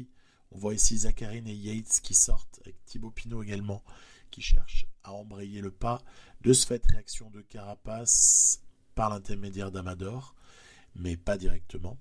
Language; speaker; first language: French; native; French